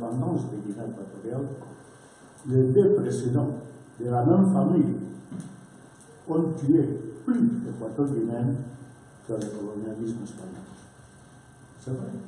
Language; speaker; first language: French; non-native, learner; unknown